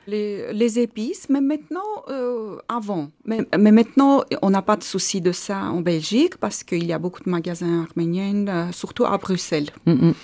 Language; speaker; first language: French; non-native, fluent; Armenian